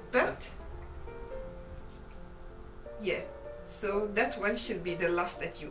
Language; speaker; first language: English; non-native, fluent; Italian